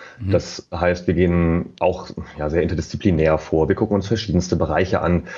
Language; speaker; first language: German; native; German